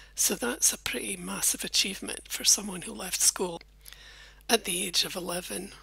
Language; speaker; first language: English; native; English